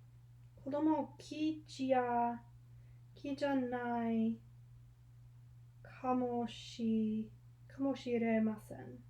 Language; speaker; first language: Japanese; non-native, learner; English